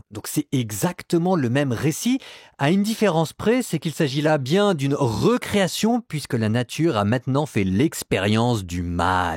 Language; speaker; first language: French; native; French